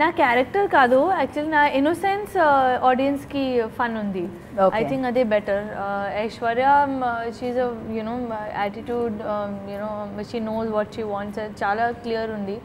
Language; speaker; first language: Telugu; non-native, learner; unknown